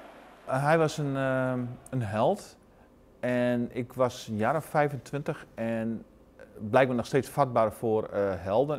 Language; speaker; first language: Dutch; native; Dutch